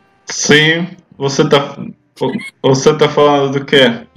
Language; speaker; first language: Portuguese; non-native, fluent; Russian